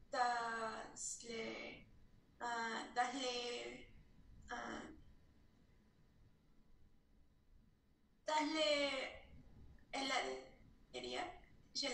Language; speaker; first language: French; non-native, learner; Spanish